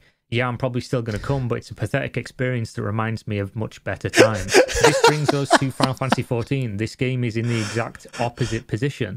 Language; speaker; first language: English; native; English